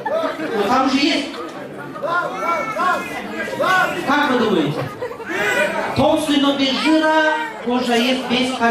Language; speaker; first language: Russian; non-native, local second language; Kyrgyz